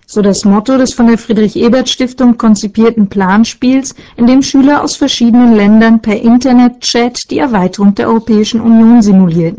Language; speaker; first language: German; native; German